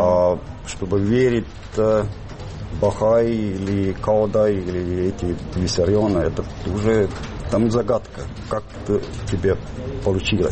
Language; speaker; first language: Russian; non-native, fluent; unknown